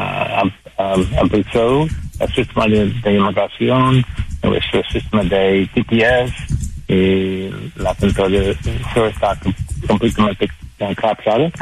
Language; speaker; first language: Spanish; non-native, learner; English